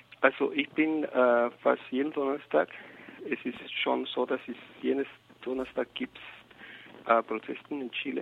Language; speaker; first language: German; non-native, learner; Spanish